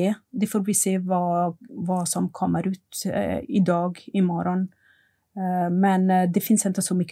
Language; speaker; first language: Swedish; non-native, fluent; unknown